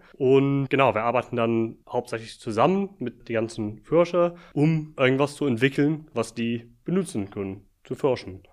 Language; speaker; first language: German; non-native, fluent; English